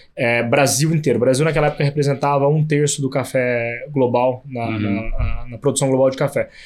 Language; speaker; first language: Portuguese; native; Portuguese